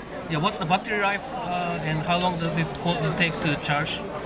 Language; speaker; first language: English; non-native, fluent; Japanese